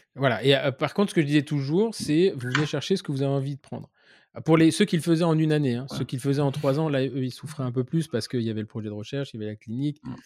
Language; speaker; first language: French; native; French